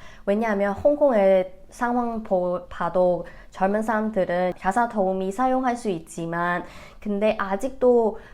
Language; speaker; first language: Korean; non-native, fluent; Cantonese